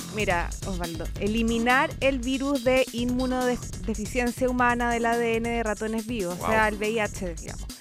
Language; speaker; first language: Spanish; native; Spanish